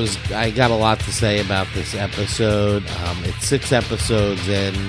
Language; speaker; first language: English; native; English